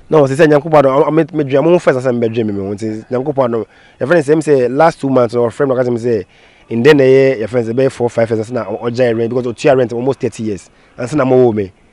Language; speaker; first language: English; non-native, local second language; Akan